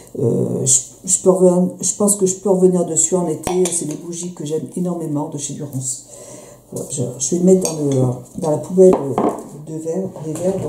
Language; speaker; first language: French; native; French